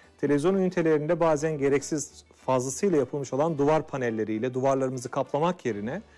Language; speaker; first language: Turkish; native; Turkish